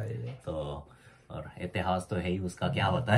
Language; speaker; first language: Hindi; non-native, fluent; Korean